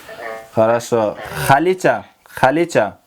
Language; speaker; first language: Russian; non-native, local second language; Kyrgyz